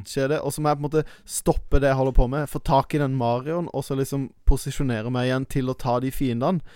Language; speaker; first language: Norwegian; native; Norwegian